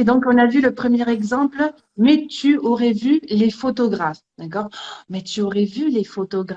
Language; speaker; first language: French; native; French